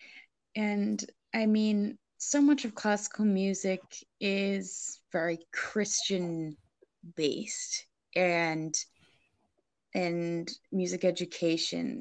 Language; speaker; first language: English; native; English